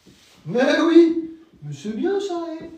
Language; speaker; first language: French; native; French